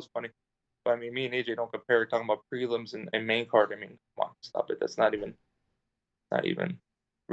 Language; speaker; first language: English; native; English